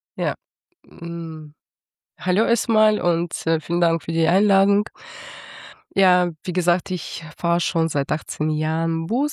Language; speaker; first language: German; non-native, fluent; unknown